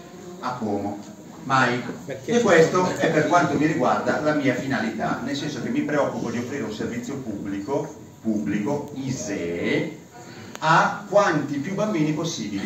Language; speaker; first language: Italian; native; Italian